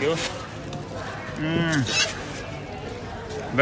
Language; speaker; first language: English; non-native, learner; Polish